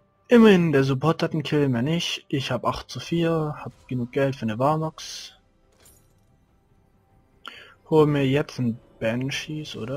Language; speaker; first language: German; native; German